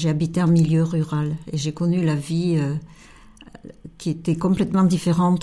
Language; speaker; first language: French; native; French